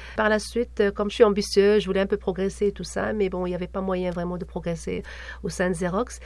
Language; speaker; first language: French; non-native, local second language; Arabic